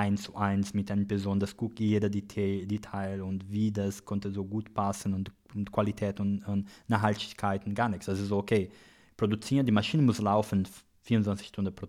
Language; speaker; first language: German; non-native, learner; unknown